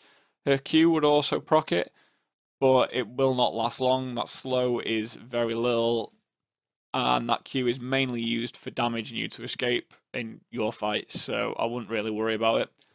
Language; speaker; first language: English; native; English